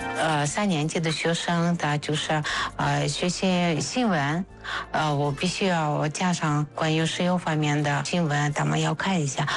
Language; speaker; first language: Chinese; non-native, fluent; Russian